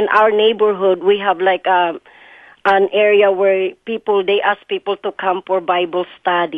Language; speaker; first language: English; non-native, local second language; Cebuano